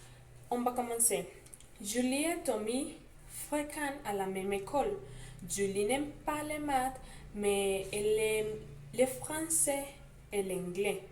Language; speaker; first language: French; non-native, learner; Spanish